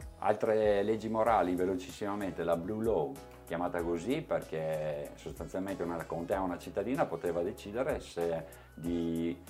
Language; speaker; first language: Italian; native; Italian